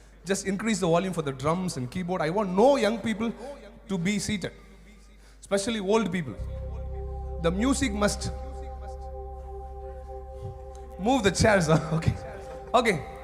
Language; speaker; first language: English; non-native, local second language; Tamil